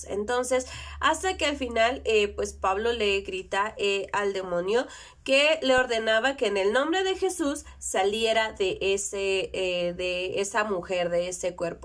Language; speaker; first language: Spanish; native; Spanish